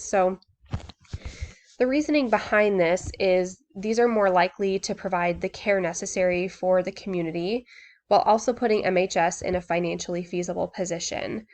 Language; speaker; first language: English; native; English